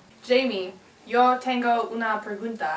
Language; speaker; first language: Spanish; non-native, learner; English